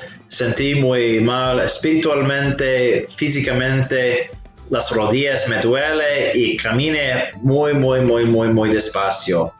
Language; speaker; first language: Spanish; non-native, fluent; English